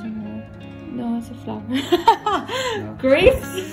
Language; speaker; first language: English; native; English